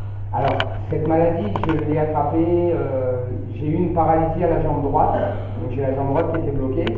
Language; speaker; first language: French; native; French